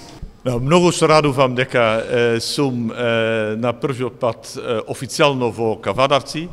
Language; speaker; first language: Macedonian; non-native, fluent; Dutch